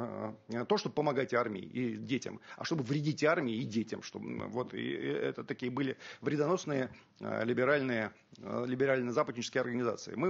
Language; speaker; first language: Russian; native; Russian